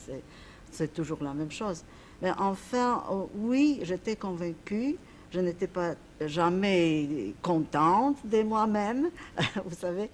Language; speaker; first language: French; non-native, fluent; Polish